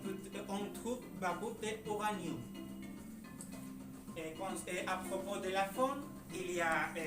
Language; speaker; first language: French; non-native, learner; Spanish